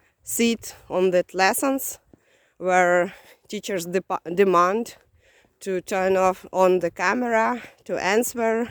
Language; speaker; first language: English; non-native, fluent; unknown